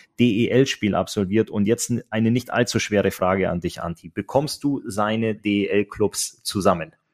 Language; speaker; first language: German; native; German